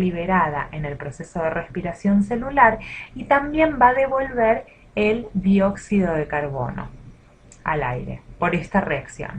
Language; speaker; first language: Spanish; native; Spanish